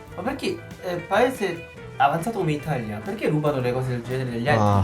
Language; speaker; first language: Italian; non-native, learner; Korean